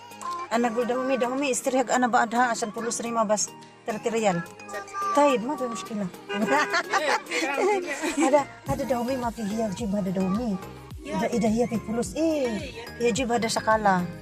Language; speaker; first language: Arabic; non-native, learner; Filipino